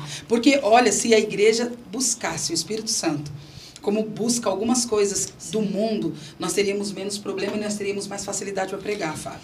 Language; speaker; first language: Portuguese; native; Portuguese